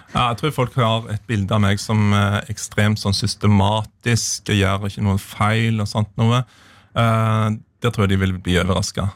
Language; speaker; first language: Norwegian; native; Norwegian